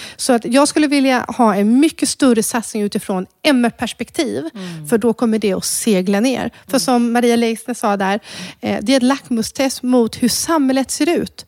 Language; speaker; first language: Swedish; native; Swedish